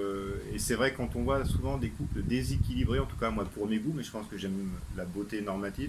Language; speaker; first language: French; native; French